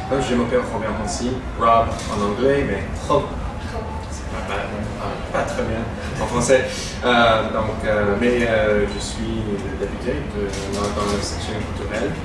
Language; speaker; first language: French; non-native, learner; English